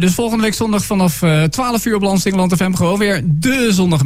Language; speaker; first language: Dutch; native; Dutch